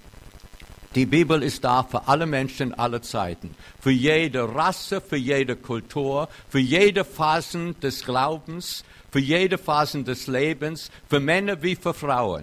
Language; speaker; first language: German; non-native, fluent; English